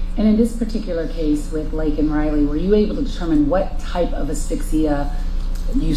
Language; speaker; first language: English; native; English